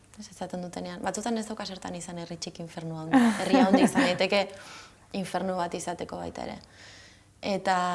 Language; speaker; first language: Basque; non-native, local second language; Spanish